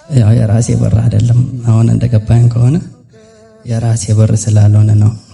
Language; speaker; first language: Amharic; non-native, local second language; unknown